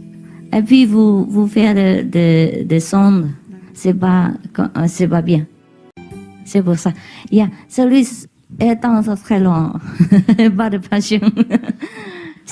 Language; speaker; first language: French; non-native, learner; Vietnamese